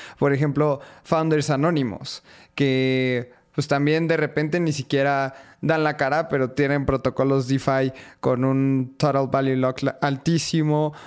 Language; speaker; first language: Spanish; native; Spanish